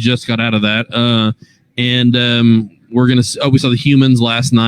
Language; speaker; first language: English; native; English